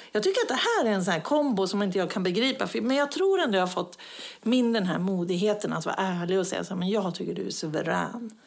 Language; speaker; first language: Swedish; native; Swedish